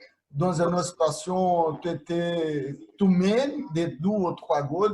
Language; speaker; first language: French; non-native, fluent; Portuguese